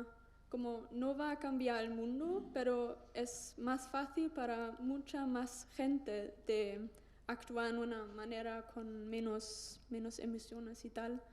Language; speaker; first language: Spanish; non-native, learner; German